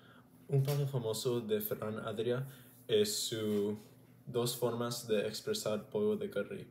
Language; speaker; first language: Spanish; non-native, learner; English